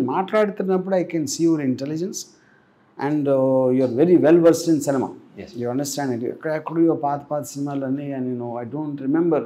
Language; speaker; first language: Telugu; native; Telugu